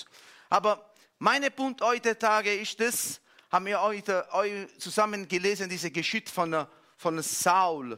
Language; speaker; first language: German; non-native, fluent; Italian